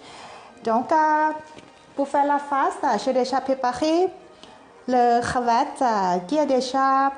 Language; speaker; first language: French; non-native, learner; Thai